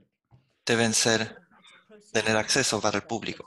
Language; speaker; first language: Spanish; non-native, fluent; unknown